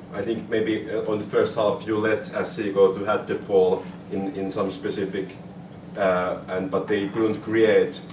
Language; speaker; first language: English; non-native, fluent; Finnish